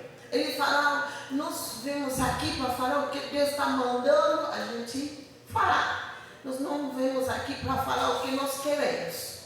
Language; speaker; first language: Portuguese; non-native, learner; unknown